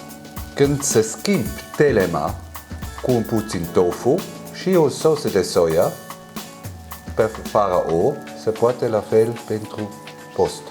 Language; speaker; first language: Romanian; non-native, learner; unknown